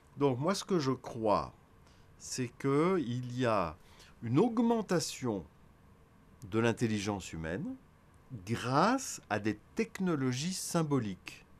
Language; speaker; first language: French; native; French